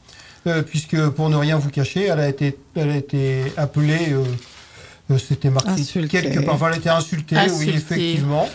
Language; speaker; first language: French; native; French